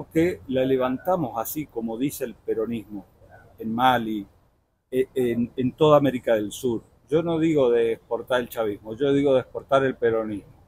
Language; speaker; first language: Spanish; native; Spanish